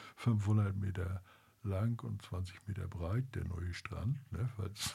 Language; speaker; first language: German; native; German